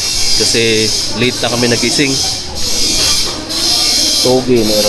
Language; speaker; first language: Filipino; non-native, local second language; Waray